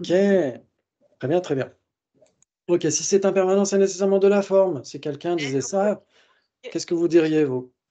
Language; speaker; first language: French; native; French